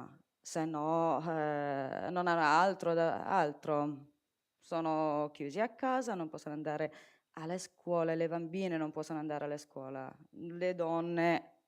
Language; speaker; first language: Italian; non-native, fluent; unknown